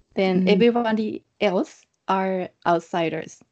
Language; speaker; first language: English; non-native, fluent; Japanese